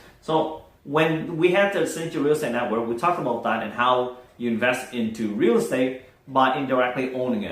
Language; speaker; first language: English; non-native, fluent; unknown